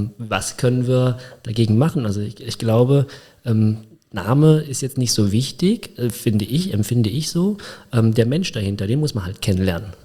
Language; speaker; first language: German; early bilingual, other home language; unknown